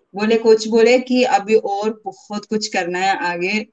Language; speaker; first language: Hindi; non-native, local second language; Malayalam